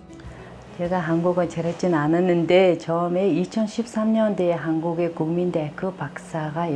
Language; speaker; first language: Korean; non-native, learner; Mongolian